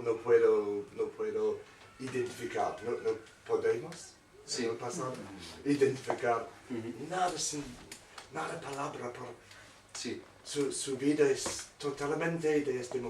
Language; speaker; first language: Spanish; non-native, learner; English